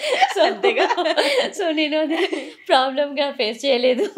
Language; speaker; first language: Telugu; non-native, learner; Malayalam